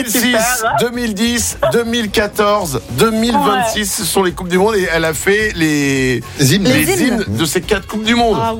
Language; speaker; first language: French; native; French